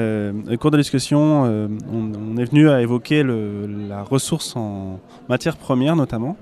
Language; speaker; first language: French; native; French